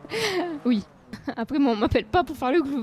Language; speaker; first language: French; native; French